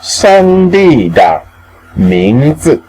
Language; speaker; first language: Chinese; non-native, fluent; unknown